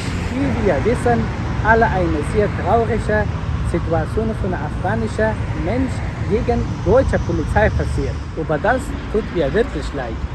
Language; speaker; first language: German; non-native, learner; Pashto